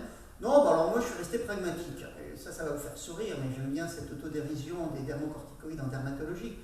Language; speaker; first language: French; native; French